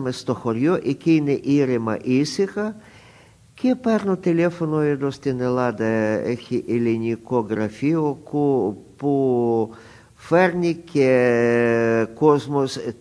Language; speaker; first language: Greek; non-native, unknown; Russian